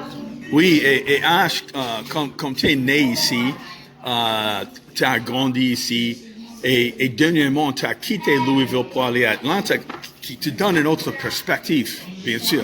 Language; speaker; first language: French; non-native, fluent; English